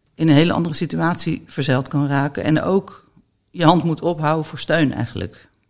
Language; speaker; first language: Dutch; native; Dutch